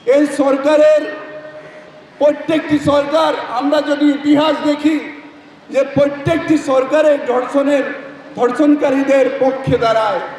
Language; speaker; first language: Bangla; non-native, learner; Assamese